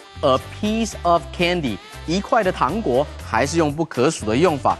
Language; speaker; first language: Chinese; native; Chinese